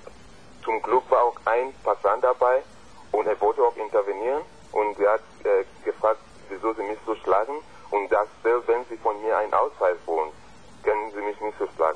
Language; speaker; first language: German; non-native, fluent; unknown